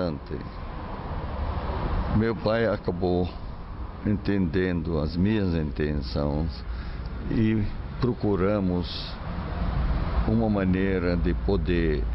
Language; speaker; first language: Portuguese; non-native, fluent; Arabic